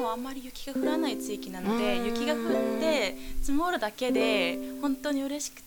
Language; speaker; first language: Japanese; non-native, fluent; Korean